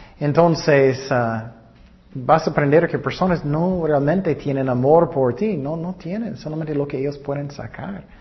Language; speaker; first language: Spanish; non-native, learner; English